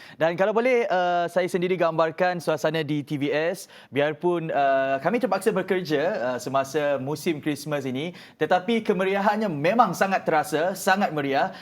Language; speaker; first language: Malay; native; Malay